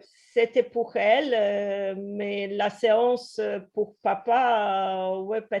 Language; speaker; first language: French; non-native, fluent; Polish